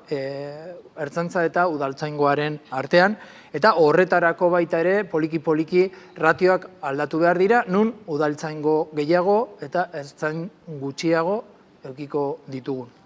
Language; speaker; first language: Basque; native; Basque